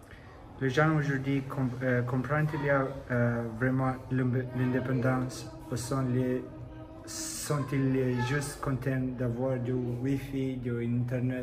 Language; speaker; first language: French; non-native, learner; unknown